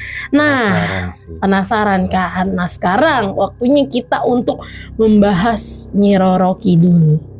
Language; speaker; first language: Indonesian; native; Indonesian